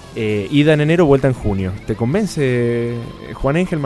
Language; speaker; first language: Spanish; native; Spanish